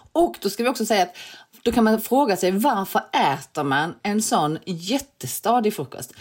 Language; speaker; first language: Swedish; early bilingual, other home language; Korean